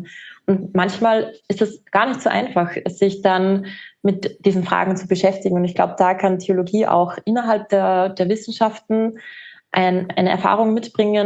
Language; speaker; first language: German; native; German